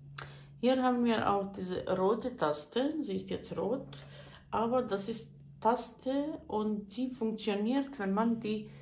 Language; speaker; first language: German; non-native, fluent; Croatian